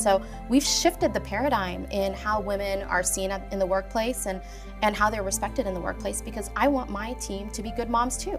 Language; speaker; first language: English; native; English